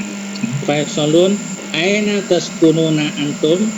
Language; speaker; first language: Arabic; non-native, learner; Indonesian